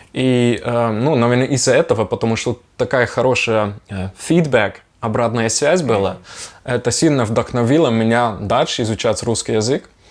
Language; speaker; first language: Russian; non-native, fluent; Dutch